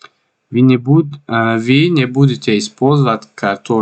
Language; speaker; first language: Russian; non-native, fluent; Tajik